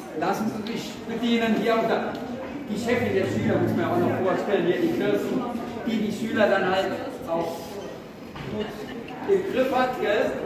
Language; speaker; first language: German; native; German